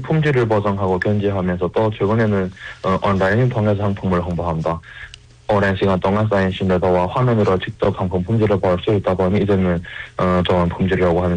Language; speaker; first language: Korean; early bilingual, heritage; Korean